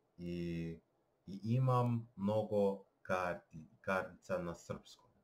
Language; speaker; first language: Serbian; non-native, learner; Russian